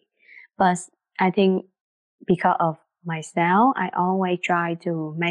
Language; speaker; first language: English; non-native, learner; Vietnamese